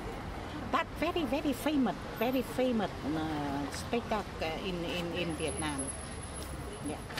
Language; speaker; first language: English; non-native, learner; Vietnamese